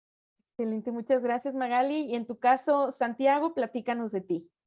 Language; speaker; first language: Spanish; native; Spanish